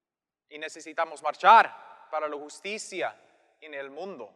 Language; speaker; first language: Spanish; non-native, fluent; English